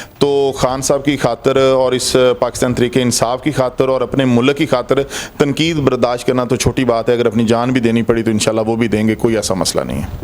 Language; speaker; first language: Urdu; non-native, local second language; Punjabi